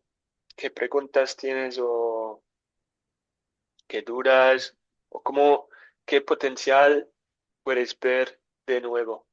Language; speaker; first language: Spanish; non-native, learner; English